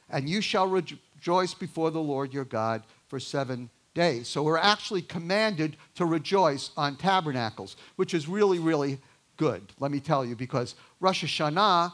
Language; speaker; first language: English; native; English